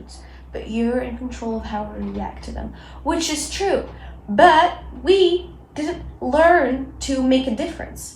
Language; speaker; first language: English; non-native, local second language; Arabic